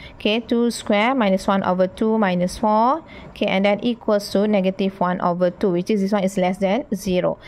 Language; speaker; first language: English; non-native, local second language; Malay